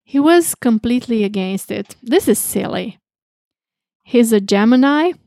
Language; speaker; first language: English; non-native, fluent; Romanian